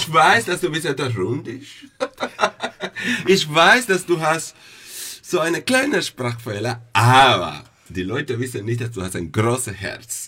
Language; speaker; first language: German; non-native, fluent; Spanish